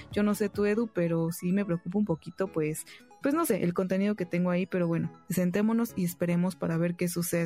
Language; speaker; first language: Spanish; native; Spanish